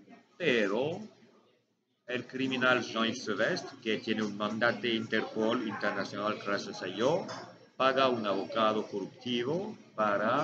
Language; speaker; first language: Spanish; non-native, learner; French